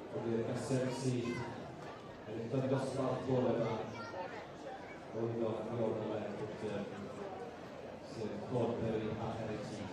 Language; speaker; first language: Welsh; native; Welsh